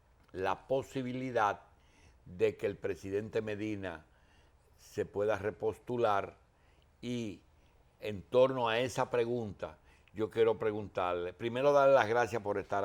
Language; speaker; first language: Spanish; native; Spanish